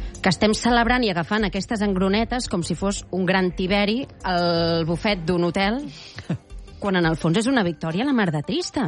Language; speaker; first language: Catalan; native; Catalan